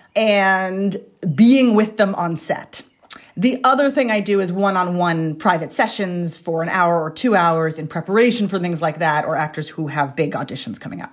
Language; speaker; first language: English; native; English